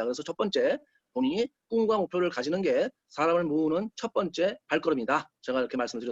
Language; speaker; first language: Korean; native; Korean